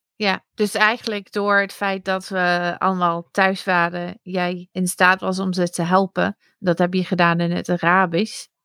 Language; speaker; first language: Dutch; non-native, fluent; English